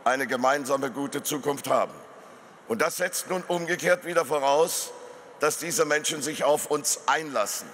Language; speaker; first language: German; native; German